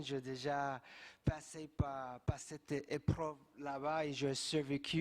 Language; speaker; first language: French; non-native, fluent; English